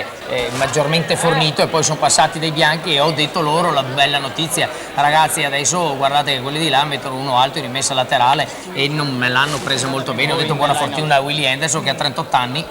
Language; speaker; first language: Italian; native; Italian